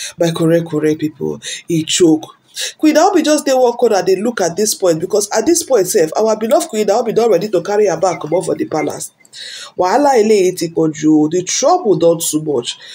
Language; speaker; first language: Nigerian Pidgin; non-native, local second language; Yoruba